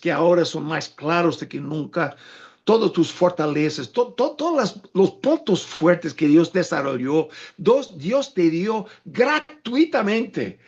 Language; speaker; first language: Spanish; non-native, fluent; English